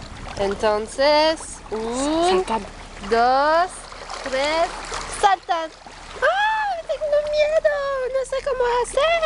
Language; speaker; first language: Spanish; non-native, learner; French